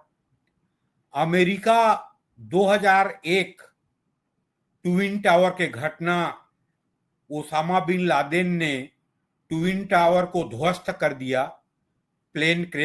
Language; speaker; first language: Hindi; native; Hindi